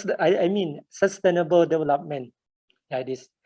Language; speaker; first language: English; non-native, learner; Thai